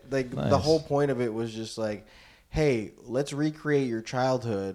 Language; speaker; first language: English; non-native, local second language; Filipino